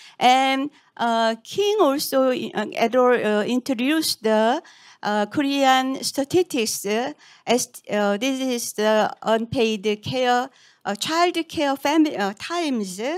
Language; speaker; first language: English; non-native, fluent; Korean